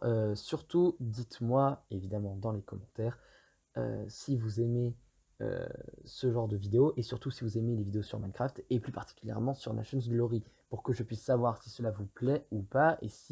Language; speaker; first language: French; native; French